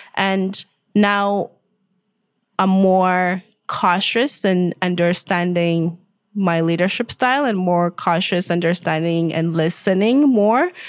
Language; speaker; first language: English; non-native, fluent; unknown